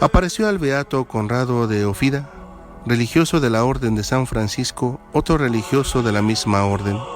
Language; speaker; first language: Spanish; native; Spanish